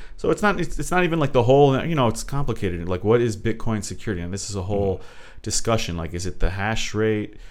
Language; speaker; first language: English; early bilingual, other home language; Portuguese